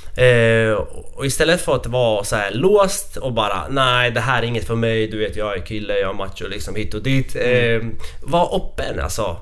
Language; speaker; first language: Swedish; non-native, fluent; Latvian